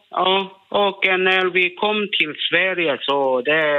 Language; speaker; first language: Swedish; non-native, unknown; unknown